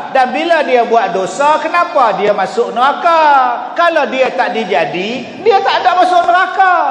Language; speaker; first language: Malay; native; Malay